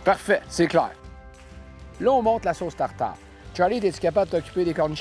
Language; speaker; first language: French; native; French